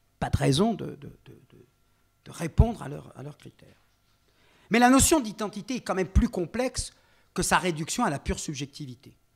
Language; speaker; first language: French; native; French